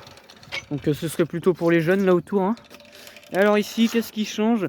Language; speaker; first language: French; native; French